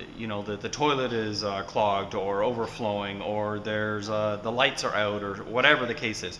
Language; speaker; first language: English; native; English